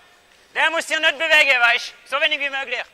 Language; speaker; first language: German; non-native, fluent; French